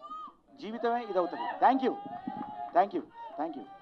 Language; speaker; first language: Telugu; native; Telugu